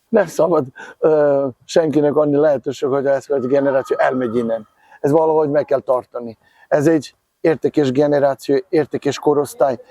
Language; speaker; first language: Hungarian; non-native, fluent; Serbian